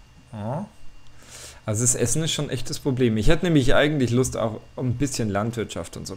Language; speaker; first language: German; native; German